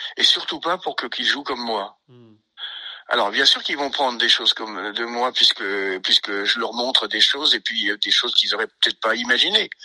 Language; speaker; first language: French; native; French